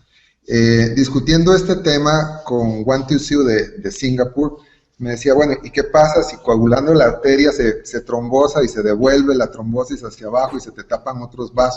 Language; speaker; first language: Spanish; native; Spanish